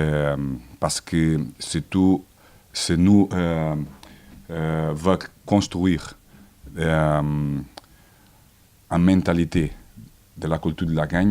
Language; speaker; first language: French; non-native, fluent; Portuguese